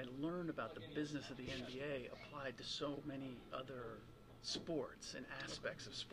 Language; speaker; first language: English; early bilingual, other home language; German